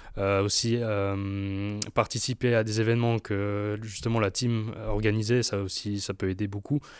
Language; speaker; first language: French; native; French